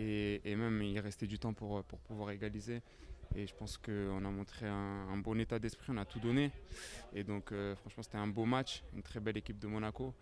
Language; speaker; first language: French; native; French